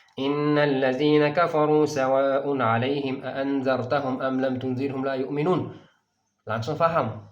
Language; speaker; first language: Indonesian; non-native, fluent; Persian